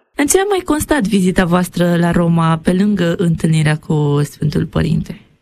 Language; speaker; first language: Romanian; native; Romanian